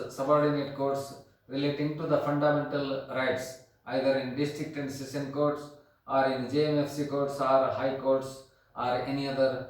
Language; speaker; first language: English; non-native, local second language; Kannada